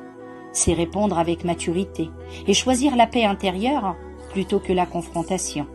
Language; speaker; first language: French; native; French